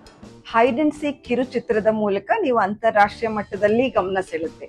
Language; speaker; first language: Kannada; native; Kannada